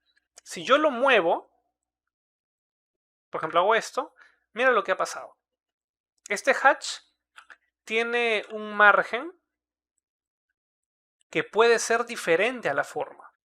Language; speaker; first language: Spanish; native; Spanish